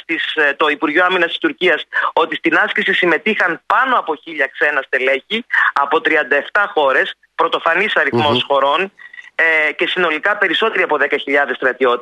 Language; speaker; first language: Greek; native; Greek